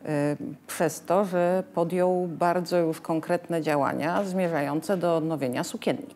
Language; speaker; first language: Polish; native; Polish